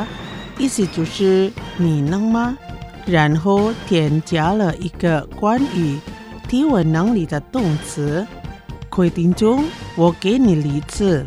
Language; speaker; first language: Chinese; non-native, fluent; Indonesian